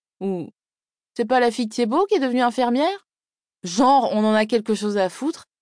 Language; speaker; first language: French; native; French